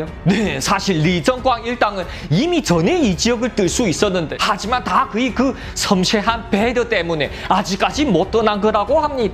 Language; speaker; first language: Korean; native; Korean